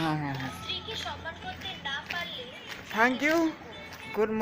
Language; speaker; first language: Hindi; non-native, local second language; Khasi